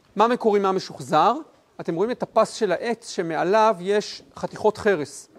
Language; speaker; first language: Hebrew; native; Hebrew